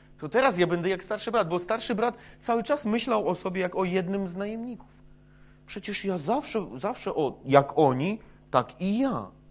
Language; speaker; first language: Polish; non-native, fluent; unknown